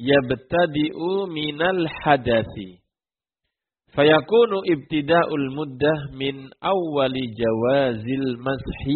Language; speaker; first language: Arabic; non-native, fluent; Indonesian